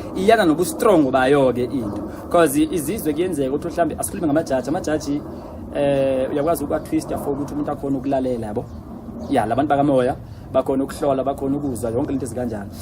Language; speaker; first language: Zulu; native; Zulu